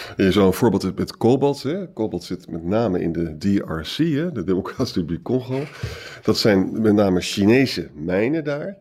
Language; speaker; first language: Dutch; native; Dutch